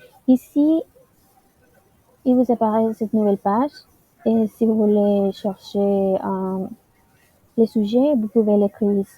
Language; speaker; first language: French; non-native, learner; Spanish